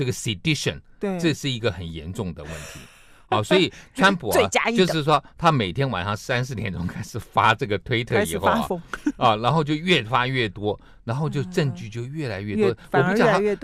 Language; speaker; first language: Chinese; native; Chinese